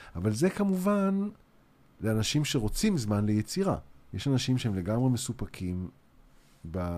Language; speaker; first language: Hebrew; native; Hebrew